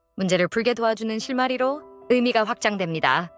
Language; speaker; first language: Korean; native; Korean